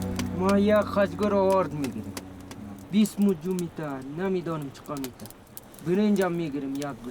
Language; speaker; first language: Persian; non-native, local second language; Kyrgyz